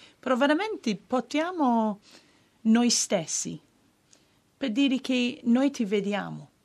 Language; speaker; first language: Italian; non-native, fluent; English